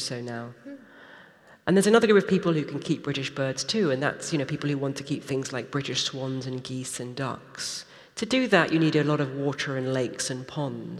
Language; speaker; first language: English; native; English